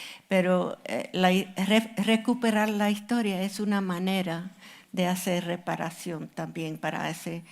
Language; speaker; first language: Spanish; non-native, fluent; English